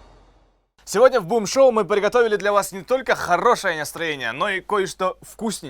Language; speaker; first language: Russian; native; Russian